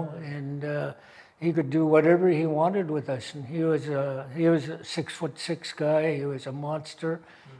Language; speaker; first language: English; native; English